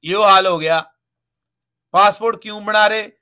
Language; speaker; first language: Hindi; non-native, local second language; Punjabi